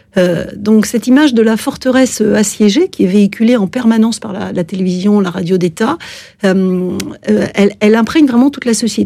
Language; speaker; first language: French; native; French